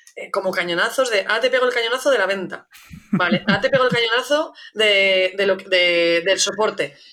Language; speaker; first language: Spanish; native; Spanish